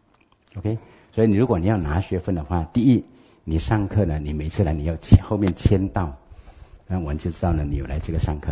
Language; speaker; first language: Chinese; native; Chinese